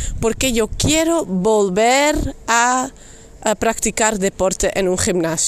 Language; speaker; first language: Spanish; non-native, fluent; Dutch